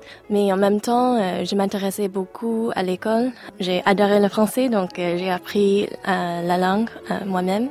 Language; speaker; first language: French; non-native, fluent; English